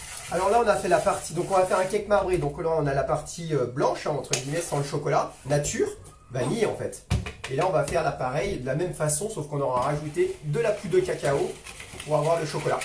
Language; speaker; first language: French; native; French